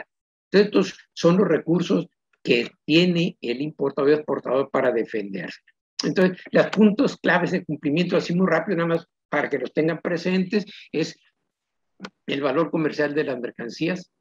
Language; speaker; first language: Spanish; native; Spanish